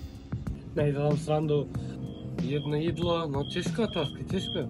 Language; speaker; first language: Czech; non-native, fluent; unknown